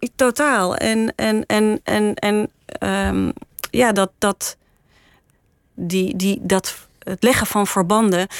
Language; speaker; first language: Dutch; native; Dutch